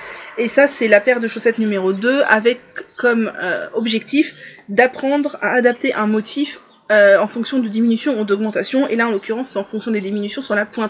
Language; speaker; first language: French; native; French